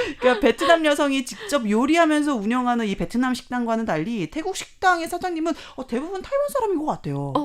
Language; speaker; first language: Korean; native; Korean